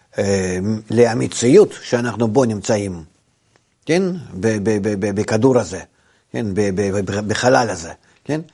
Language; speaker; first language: Hebrew; non-native, fluent; Russian